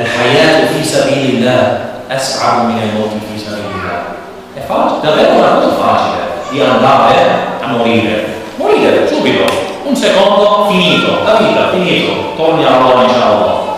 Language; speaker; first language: Italian; non-native, learner; English